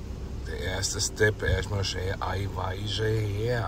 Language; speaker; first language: German; native; German